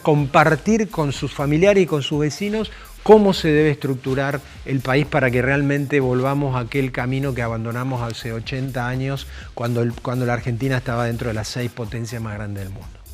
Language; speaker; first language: Spanish; native; Spanish